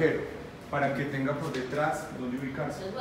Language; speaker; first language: Spanish; native; Spanish